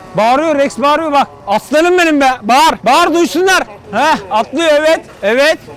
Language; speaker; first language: Turkish; native; Turkish